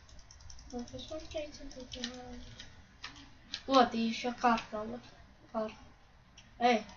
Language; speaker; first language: Russian; non-native, local second language; Ukrainian